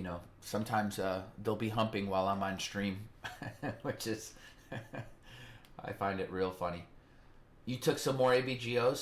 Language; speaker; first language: English; native; English